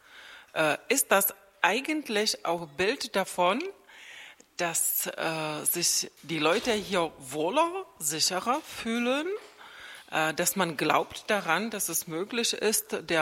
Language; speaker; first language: German; non-native, fluent; Czech